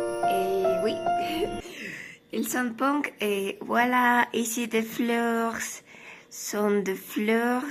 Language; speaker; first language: French; non-native, learner; Spanish